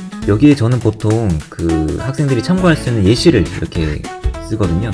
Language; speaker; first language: Korean; native; Korean